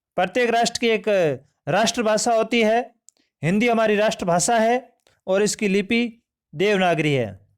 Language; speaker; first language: Hindi; native; Hindi